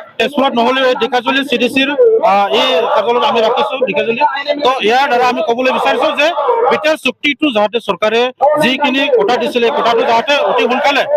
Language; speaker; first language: Assamese; non-native, local second language; Bodo